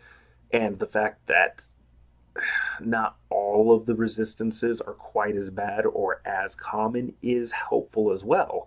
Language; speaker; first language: English; native; English